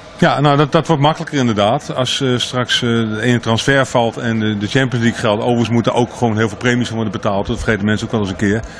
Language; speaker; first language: Dutch; native; Dutch